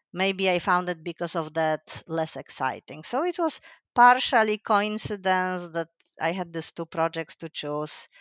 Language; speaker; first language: English; non-native, fluent; Polish